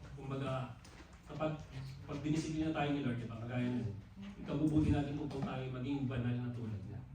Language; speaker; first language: Filipino; non-native, local second language; Waray